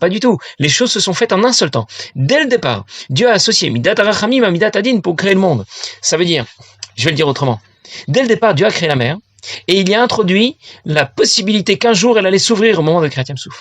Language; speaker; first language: French; native; French